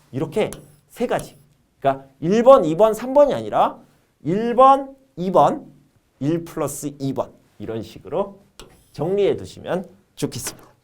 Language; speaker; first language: Korean; native; Korean